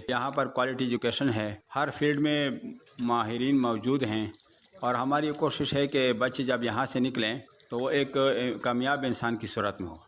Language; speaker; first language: Urdu; non-native, local second language; Pashto